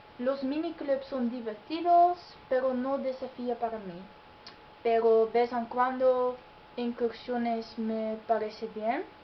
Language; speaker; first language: Spanish; non-native, learner; Dutch